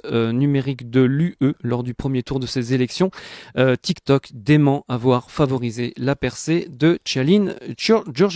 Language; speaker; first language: French; native; French